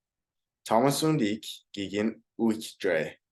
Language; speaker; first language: German; non-native, learner; English